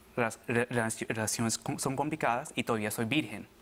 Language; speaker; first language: Spanish; early bilingual, other home language; Arabic